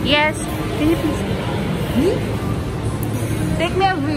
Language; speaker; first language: English; non-native, learner; Filipino